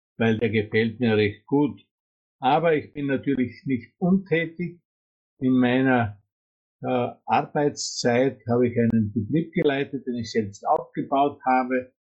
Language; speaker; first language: German; native; German